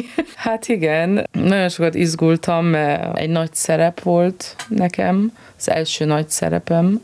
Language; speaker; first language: Hungarian; non-native, fluent; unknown